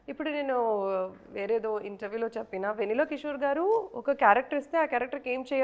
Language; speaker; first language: Telugu; early bilingual, heritage; Telugu